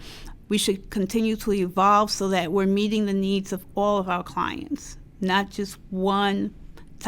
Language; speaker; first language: English; native; English